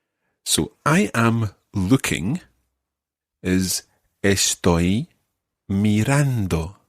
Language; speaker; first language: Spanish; non-native, fluent; English